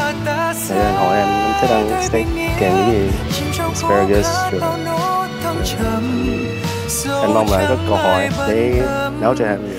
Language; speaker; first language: Vietnamese; early bilingual, heritage; Vietnamese